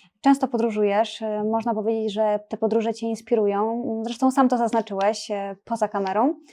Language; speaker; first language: Polish; native; Polish